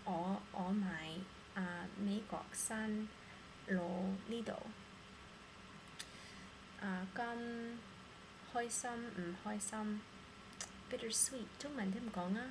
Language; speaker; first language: Cantonese; non-native, learner; English